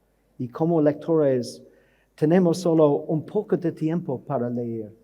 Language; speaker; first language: Spanish; non-native, learner; English